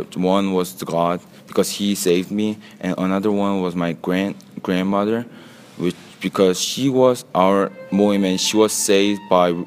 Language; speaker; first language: English; early bilingual, other home language; Korean